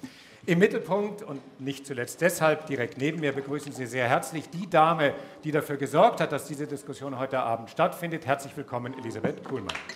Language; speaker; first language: German; native; German